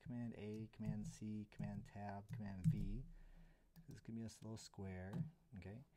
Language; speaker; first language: English; native; English